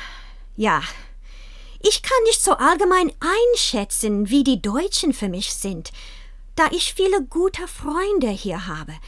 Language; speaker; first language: German; non-native, fluent; English